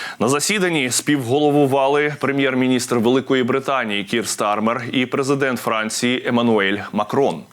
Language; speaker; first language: Ukrainian; native; Ukrainian